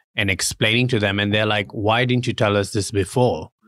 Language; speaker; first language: English; non-native, local second language; Tamil